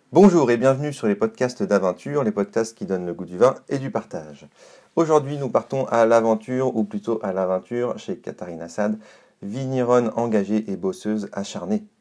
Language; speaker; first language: French; native; French